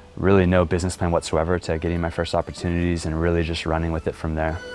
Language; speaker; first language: English; native; English